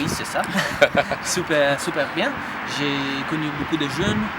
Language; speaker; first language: French; non-native, fluent; Italian